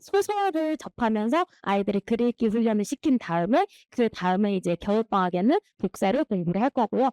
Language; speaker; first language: Korean; native; Korean